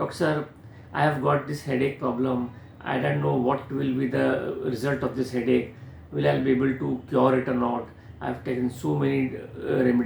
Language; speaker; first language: English; non-native, local second language; Hindi